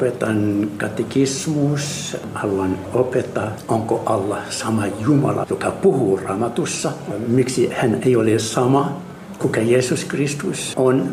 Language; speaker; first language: Finnish; non-native, fluent; Arabic